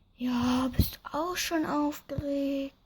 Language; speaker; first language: German; native; German